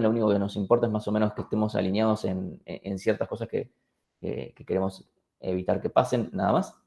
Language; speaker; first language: Spanish; native; Spanish